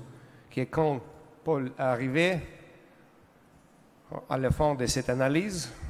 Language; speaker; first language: French; non-native, learner; Russian